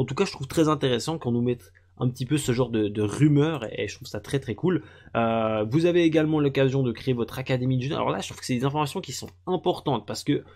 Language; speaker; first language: French; native; French